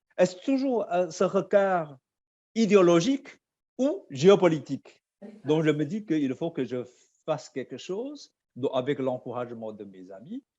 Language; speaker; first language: French; non-native, fluent; Chinese